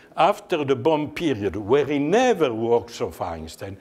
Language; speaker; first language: English; non-native, fluent; Italian